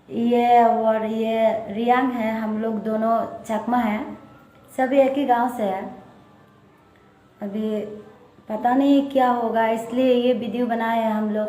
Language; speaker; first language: Hindi; non-native, local second language; Chakma